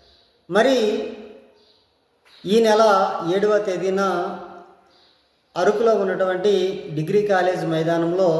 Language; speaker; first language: Telugu; native; Telugu